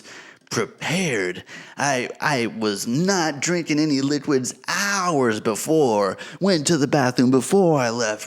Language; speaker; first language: English; native; English